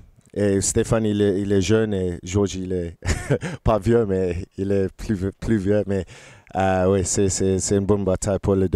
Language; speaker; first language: French; non-native, fluent; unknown